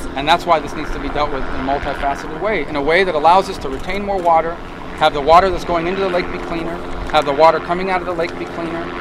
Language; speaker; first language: English; native; English